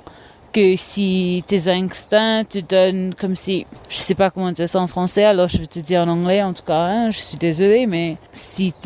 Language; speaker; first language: French; non-native, local second language; Morisyen